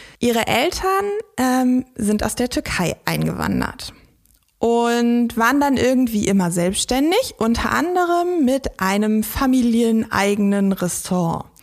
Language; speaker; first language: German; native; German